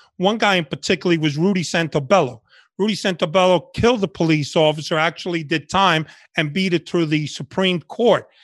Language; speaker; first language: English; early bilingual, other home language; Spanish